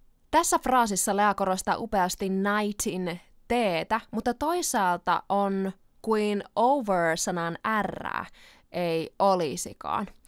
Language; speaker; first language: Finnish; native; Finnish